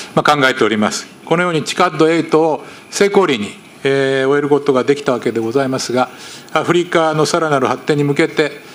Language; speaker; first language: Japanese; native; Japanese